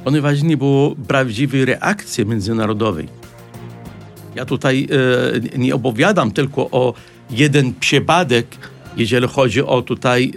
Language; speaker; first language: Polish; non-native, fluent; Arabic